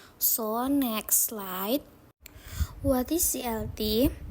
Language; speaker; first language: English; non-native, learner; Indonesian